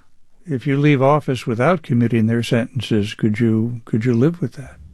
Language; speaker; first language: English; native; English